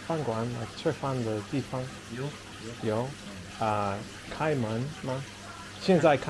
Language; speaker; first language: Chinese; non-native, learner; English